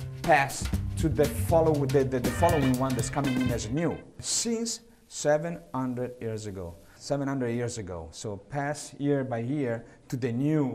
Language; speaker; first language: English; non-native, fluent; Italian